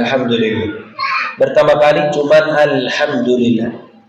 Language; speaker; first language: Indonesian; non-native, fluent; Arabic